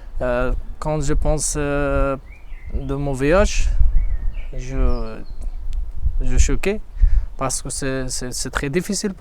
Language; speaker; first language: French; non-native, learner; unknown